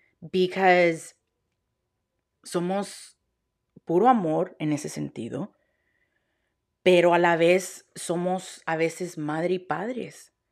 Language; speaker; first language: Spanish; early bilingual, heritage; Spanish